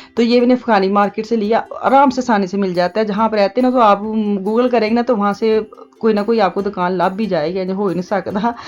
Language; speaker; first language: Urdu; non-native, local second language; Punjabi